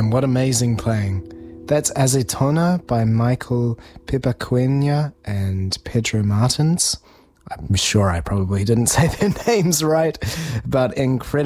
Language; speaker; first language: English; native; English